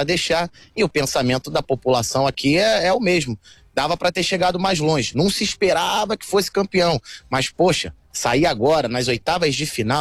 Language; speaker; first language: Portuguese; native; Portuguese